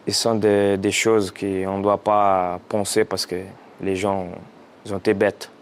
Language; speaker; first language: French; non-native, fluent; Portuguese